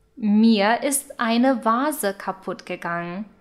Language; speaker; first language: German; non-native, fluent; Russian